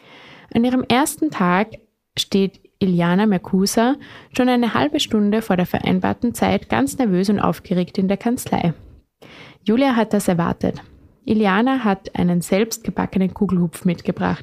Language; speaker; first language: German; native; German